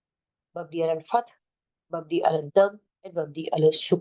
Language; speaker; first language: Arabic; non-native, fluent; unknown